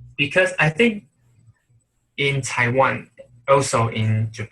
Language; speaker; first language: English; non-native, learner; Chinese